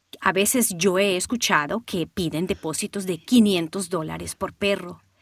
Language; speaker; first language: Spanish; early bilingual, heritage; Spanish